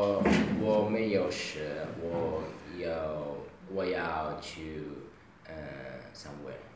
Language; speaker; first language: Chinese; non-native, learner; Uzbek